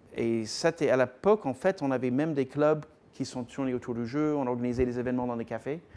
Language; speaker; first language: French; non-native, fluent; English